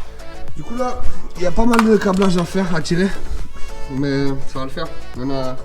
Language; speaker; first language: French; native; French